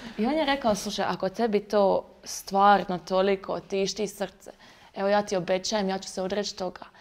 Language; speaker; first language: Croatian; native; Croatian